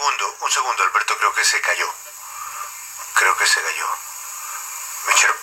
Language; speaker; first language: Spanish; native; Spanish